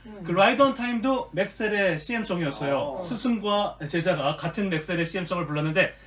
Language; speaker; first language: Korean; native; Korean